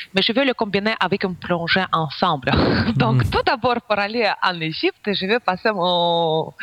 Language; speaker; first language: French; non-native, fluent; Ukrainian